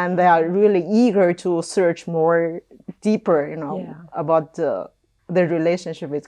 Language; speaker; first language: English; non-native, learner; Chinese